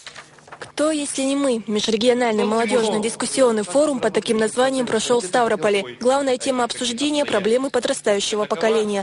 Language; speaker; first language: Russian; native; Russian